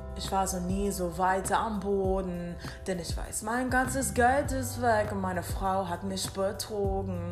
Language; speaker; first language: German; non-native, fluent; English